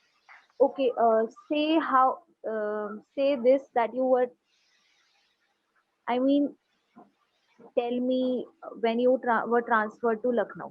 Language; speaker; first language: English; non-native, local second language; Hindi